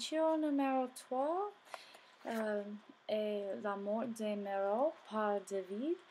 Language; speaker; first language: French; non-native, learner; English